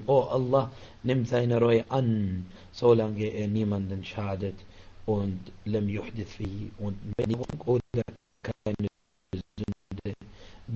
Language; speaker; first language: German; non-native, fluent; Arabic